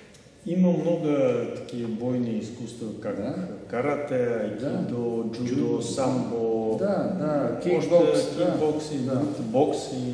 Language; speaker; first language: Bulgarian; non-native, learner; Russian